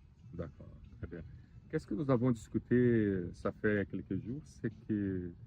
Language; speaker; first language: French; non-native, learner; Portuguese